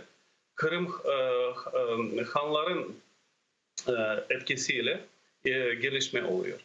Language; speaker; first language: Turkish; non-native, fluent; Ukrainian